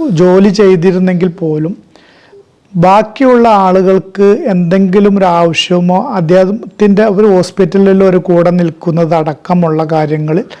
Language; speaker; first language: Malayalam; native; Malayalam